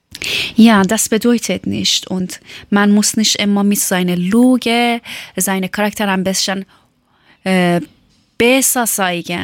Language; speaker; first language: German; non-native, learner; Persian